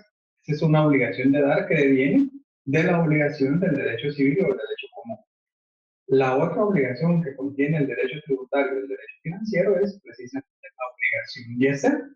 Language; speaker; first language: Spanish; native; Spanish